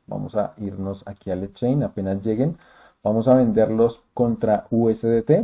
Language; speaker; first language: Spanish; native; Spanish